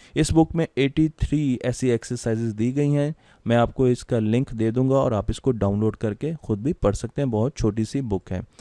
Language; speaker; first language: Urdu; non-native, local second language; Punjabi